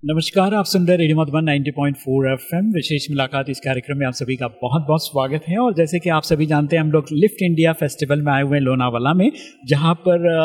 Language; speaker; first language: Hindi; native; Hindi